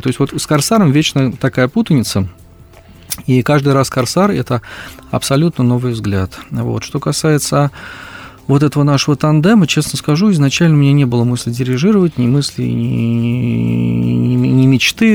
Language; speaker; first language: Russian; native; Russian